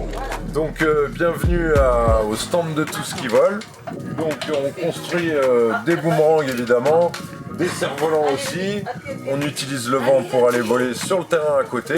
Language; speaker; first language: French; native; French